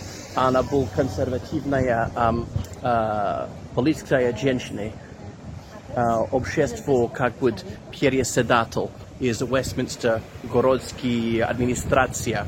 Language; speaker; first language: Russian; non-native, learner; English